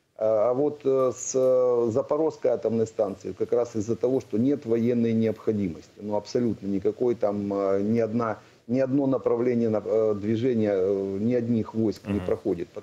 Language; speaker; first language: Russian; native; Russian